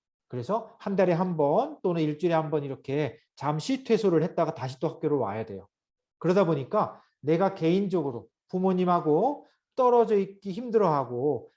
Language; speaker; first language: Korean; native; Korean